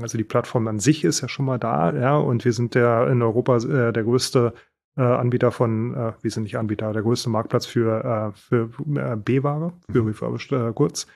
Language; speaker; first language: German; native; German